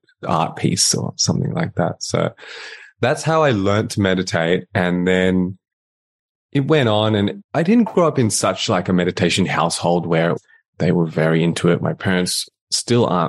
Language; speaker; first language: English; native; English